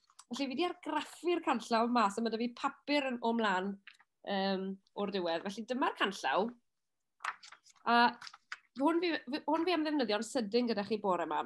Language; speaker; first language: Welsh; native; Welsh